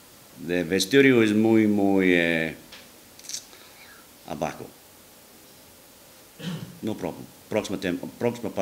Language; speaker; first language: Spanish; non-native, learner; English